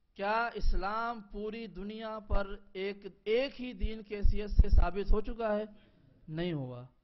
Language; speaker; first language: Urdu; native; Urdu